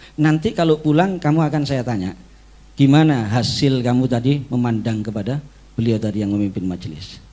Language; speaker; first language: Indonesian; native; Indonesian